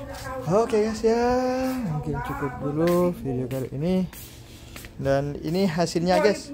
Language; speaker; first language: Indonesian; native; Indonesian